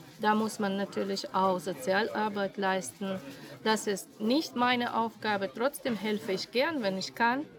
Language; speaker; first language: German; non-native, fluent; Russian